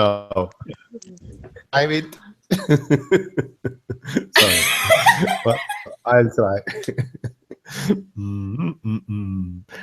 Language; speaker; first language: English; non-native, learner; Spanish